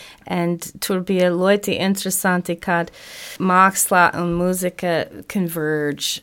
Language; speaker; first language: Latvian; non-native, learner; English